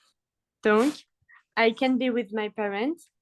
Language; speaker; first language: English; non-native, fluent; French